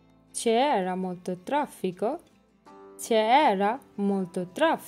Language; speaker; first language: Italian; non-native, learner; Bangla